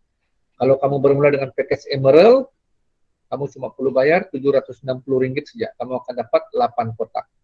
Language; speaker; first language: Indonesian; non-native, local second language; Malay